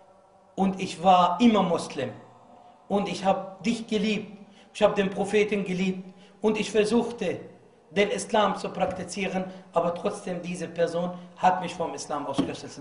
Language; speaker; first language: German; non-native, fluent; Arabic